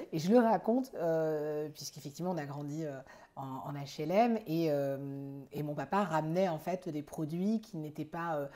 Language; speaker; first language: French; native; French